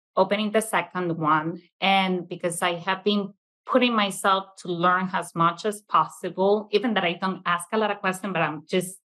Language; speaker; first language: English; non-native, fluent; Italian